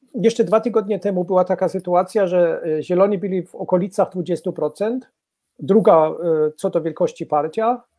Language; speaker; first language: Polish; non-native, fluent; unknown